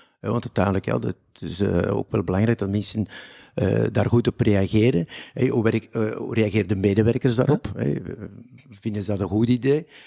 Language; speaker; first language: Dutch; native; Dutch